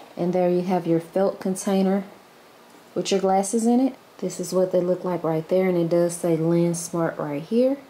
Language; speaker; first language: English; native; English